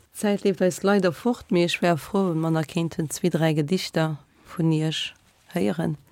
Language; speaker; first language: Luxembourgish; native; Luxembourgish